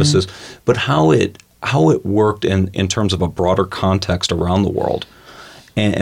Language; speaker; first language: English; native; English